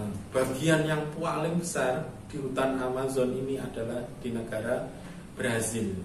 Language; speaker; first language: Indonesian; native; Indonesian